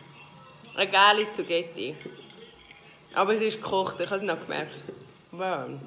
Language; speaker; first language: German; native; German